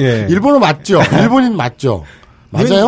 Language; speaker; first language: Korean; native; Korean